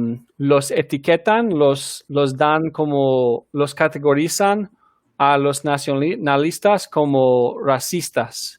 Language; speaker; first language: Spanish; non-native, fluent; English